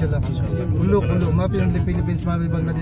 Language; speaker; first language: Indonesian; non-native, learner; Filipino